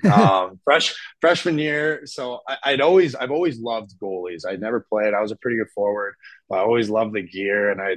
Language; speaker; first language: English; native; English